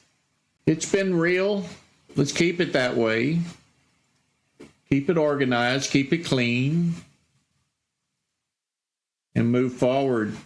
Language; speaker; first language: English; native; English